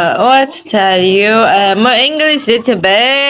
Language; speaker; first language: English; non-native, learner; Tajik